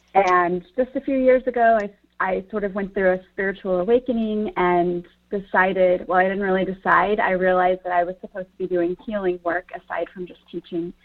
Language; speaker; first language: English; native; English